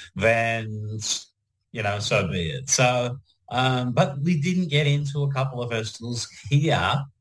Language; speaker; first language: English; native; English